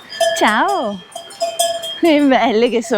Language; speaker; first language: Italian; native; Italian